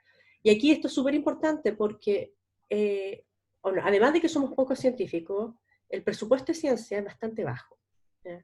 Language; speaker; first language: Spanish; native; Spanish